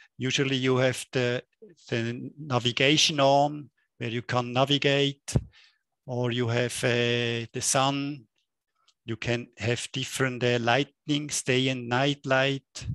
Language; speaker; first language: English; non-native, fluent; German